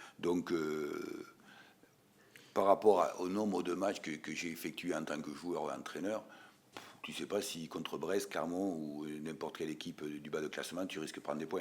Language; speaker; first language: French; native; French